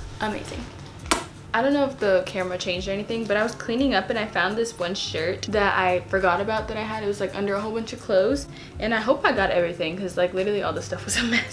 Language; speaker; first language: English; native; English